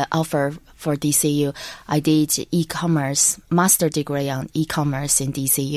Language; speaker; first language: English; non-native, learner; Chinese